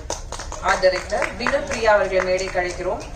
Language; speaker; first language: Tamil; native; Tamil